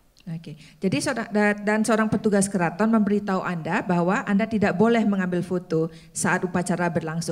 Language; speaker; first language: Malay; non-native, learner; English